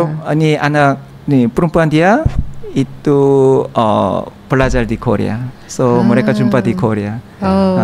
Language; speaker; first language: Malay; non-native, learner; Korean